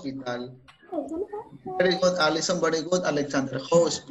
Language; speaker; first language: English; non-native, fluent; Spanish